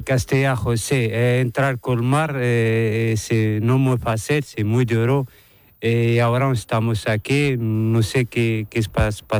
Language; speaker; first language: Spanish; non-native, learner; Arabic